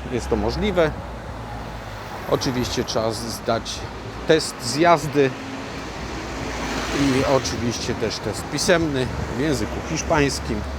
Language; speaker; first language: Polish; native; Polish